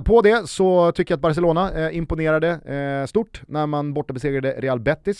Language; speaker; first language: Swedish; native; Swedish